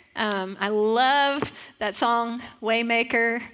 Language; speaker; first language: English; native; English